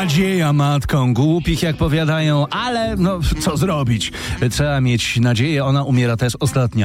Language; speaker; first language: Polish; native; Polish